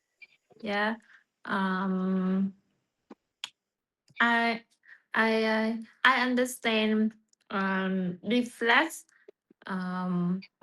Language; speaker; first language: English; non-native, learner; Vietnamese